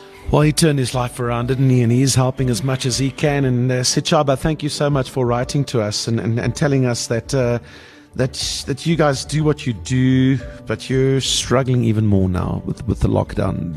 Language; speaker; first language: English; non-native, local second language; Afrikaans